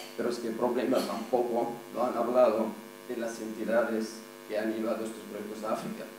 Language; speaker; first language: Spanish; non-native, fluent; Arabic